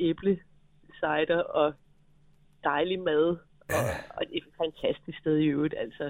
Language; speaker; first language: Danish; native; Danish